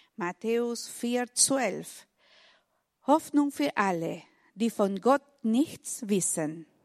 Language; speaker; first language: German; non-native, learner; Spanish